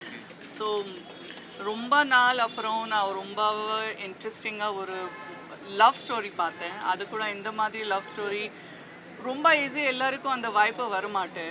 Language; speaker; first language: Tamil; non-native, local second language; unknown